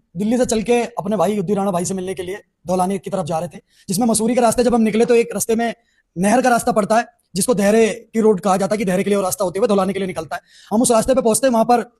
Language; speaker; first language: Hindi; native; Hindi